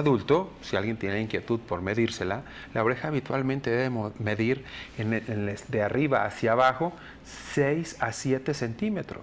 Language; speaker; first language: Spanish; native; Spanish